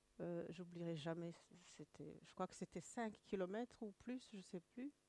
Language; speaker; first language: French; non-native, local second language; Kinyarwanda